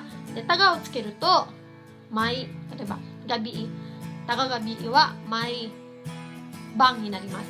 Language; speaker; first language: Japanese; non-native, fluent; Cebuano